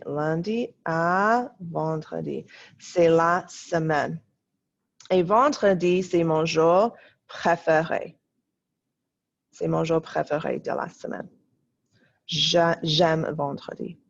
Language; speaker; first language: French; non-native, fluent; English